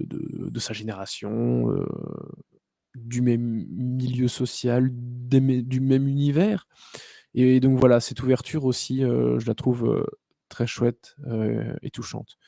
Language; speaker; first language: French; native; French